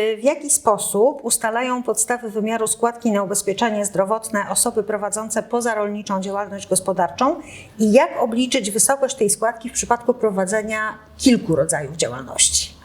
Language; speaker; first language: Polish; native; Polish